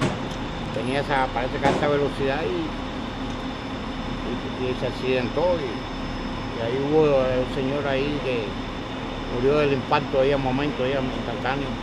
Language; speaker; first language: Spanish; native; Spanish